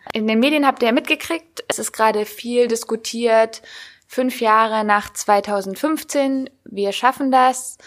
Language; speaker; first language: German; native; German